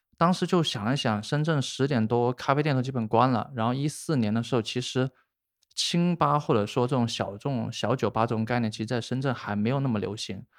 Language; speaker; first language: Chinese; native; Chinese